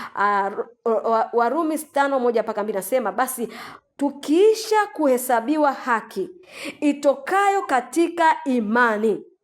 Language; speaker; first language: Swahili; native; Swahili